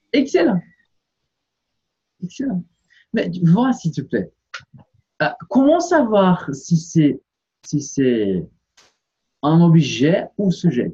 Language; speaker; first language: French; non-native, fluent; Portuguese